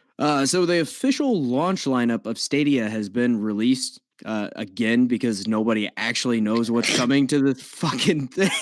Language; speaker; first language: English; native; English